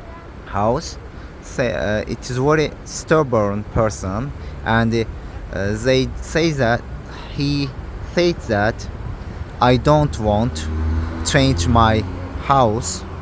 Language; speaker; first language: English; non-native, learner; Azerbaijani